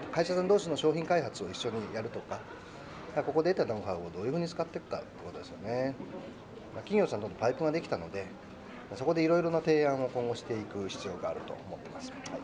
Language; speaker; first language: Japanese; native; Japanese